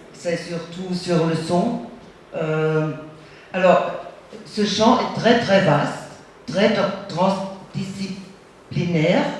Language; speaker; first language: French; non-native, fluent; German